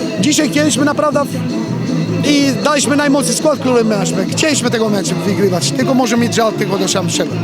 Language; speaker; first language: Polish; non-native, fluent; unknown